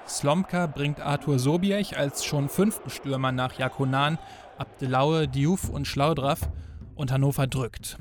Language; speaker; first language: German; native; German